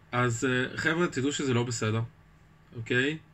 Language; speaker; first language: Hebrew; early bilingual, other home language; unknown